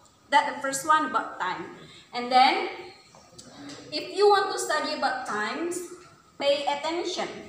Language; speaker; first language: English; non-native, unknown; Indonesian